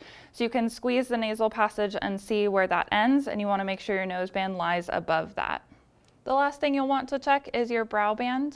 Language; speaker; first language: English; native; English